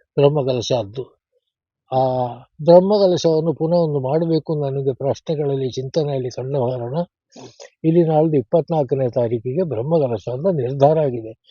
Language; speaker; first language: Kannada; non-native, local second language; Tulu